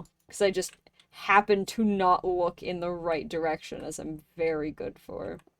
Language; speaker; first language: English; native; English